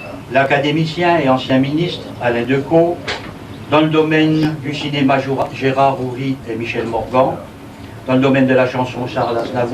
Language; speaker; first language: French; native; French